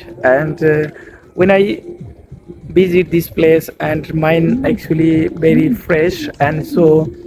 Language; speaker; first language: English; non-native, learner; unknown